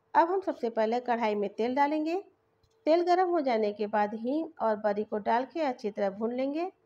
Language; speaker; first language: Hindi; native; Hindi